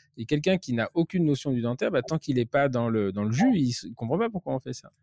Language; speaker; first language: French; native; French